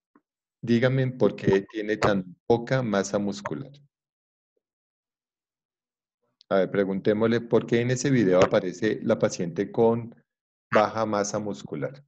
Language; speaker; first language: Spanish; native; Spanish